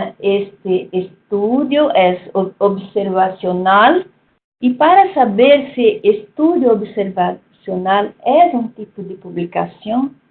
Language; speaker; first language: Spanish; non-native, fluent; Portuguese